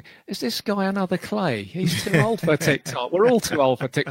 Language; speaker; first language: English; native; English